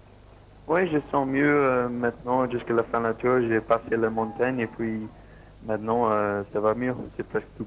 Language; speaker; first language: French; non-native, learner; Swedish